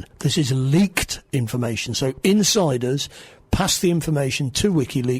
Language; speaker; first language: English; native; English